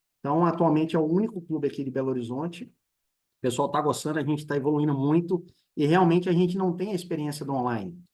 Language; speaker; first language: Portuguese; native; Portuguese